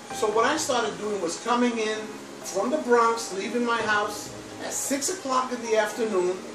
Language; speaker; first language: English; early bilingual, other home language; Spanish